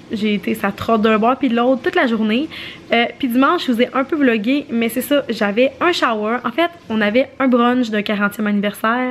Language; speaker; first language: French; native; French